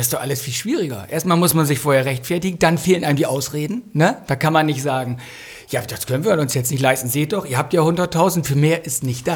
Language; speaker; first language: German; native; German